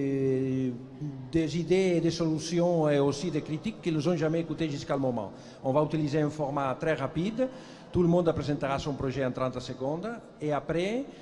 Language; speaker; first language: French; non-native, fluent; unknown